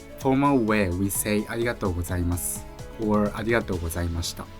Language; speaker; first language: Japanese; native; Japanese